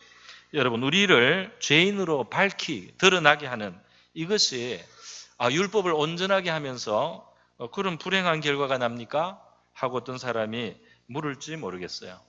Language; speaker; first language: Korean; native; Korean